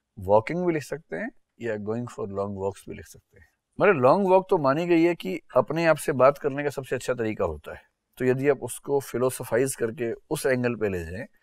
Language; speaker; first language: Hindi; native; Hindi